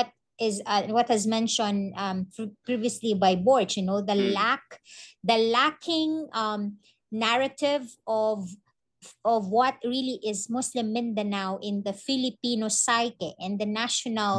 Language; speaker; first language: English; non-native, local second language; Maranao